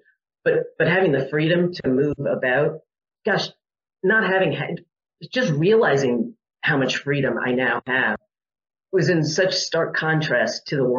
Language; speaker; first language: English; native; English